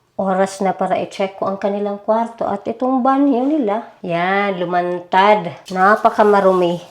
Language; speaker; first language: Filipino; native; Filipino